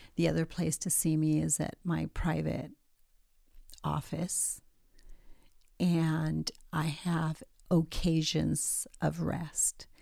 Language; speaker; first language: English; early bilingual, other home language; Spanish